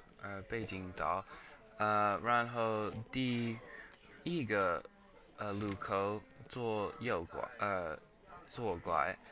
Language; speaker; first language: Chinese; non-native, learner; English